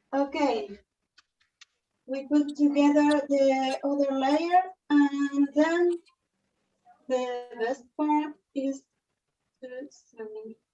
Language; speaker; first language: English; non-native, learner; Spanish